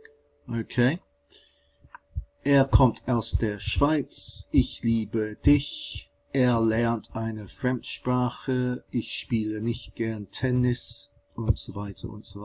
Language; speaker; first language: German; non-native, fluent; English